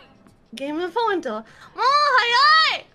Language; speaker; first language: Japanese; non-native, learner; English